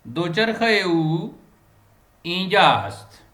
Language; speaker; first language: Persian; non-native, fluent; Urdu